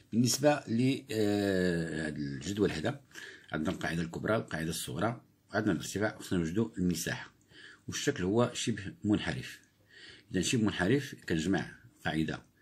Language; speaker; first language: Arabic; native; Arabic